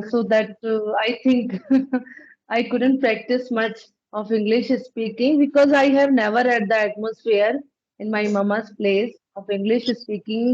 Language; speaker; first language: English; non-native, learner; Punjabi